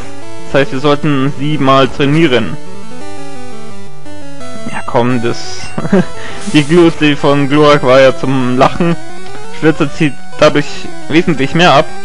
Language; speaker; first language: German; native; German